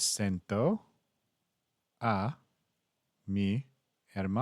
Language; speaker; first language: Spanish; non-native, learner; English